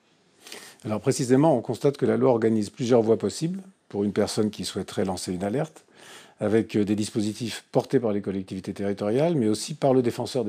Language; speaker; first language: French; native; French